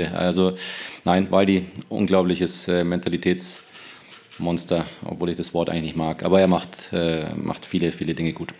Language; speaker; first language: German; native; German